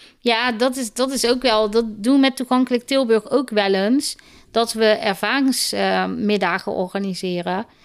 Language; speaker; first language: Dutch; native; Dutch